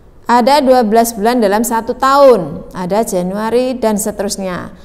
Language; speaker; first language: Indonesian; non-native, local second language; Javanese